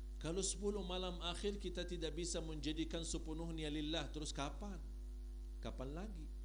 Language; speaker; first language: Indonesian; non-native, fluent; Arabic